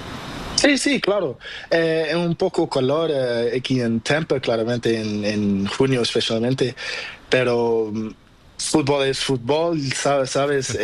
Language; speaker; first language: Spanish; non-native, learner; Portuguese